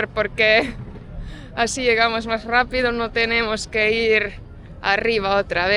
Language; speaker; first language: Spanish; non-native, fluent; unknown